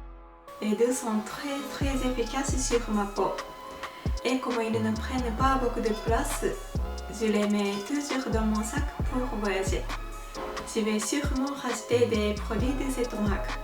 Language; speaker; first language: French; non-native, fluent; Japanese